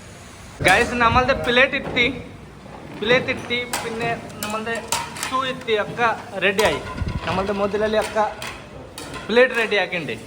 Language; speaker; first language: Malayalam; non-native, learner; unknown